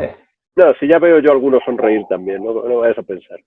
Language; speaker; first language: Spanish; native; Spanish